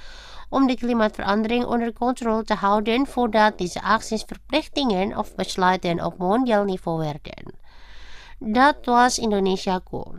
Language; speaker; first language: Dutch; non-native, fluent; Indonesian